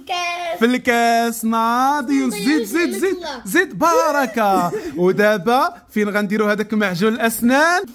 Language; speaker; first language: Arabic; native; Arabic